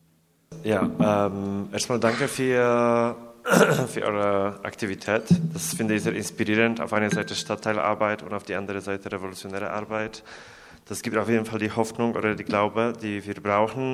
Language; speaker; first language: German; non-native, learner; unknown